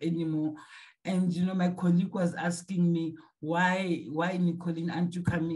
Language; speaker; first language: English; non-native, local second language; Tsonga